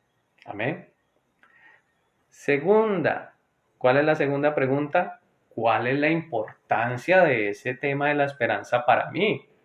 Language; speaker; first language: Spanish; native; Spanish